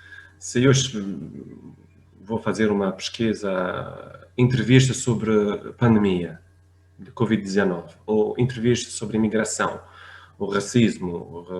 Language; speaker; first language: Portuguese; non-native, fluent; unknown